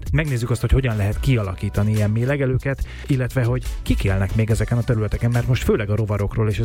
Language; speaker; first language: Hungarian; native; Hungarian